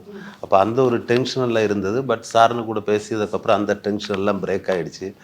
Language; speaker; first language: Tamil; non-native, learner; Malayalam